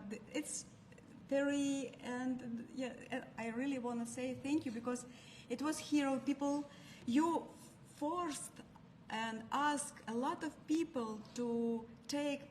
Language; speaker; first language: English; non-native, learner; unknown